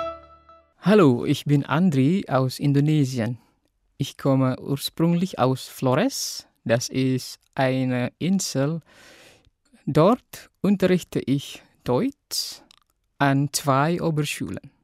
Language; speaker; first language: German; non-native, fluent; Indonesian